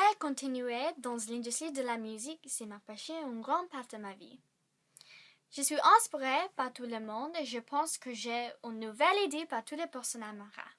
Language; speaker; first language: French; non-native, learner; English